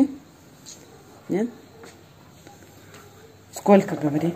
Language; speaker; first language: Russian; native; Russian